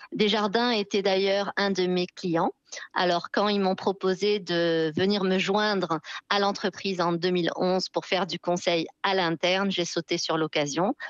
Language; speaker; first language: French; non-native, local second language; Arabic